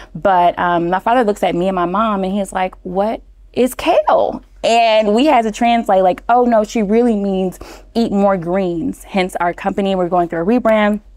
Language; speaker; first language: English; native; English